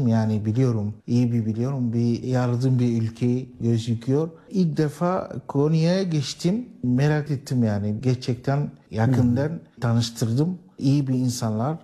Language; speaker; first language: Turkish; non-native, learner; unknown